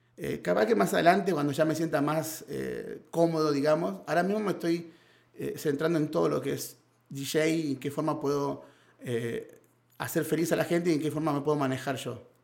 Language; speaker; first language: Spanish; native; Spanish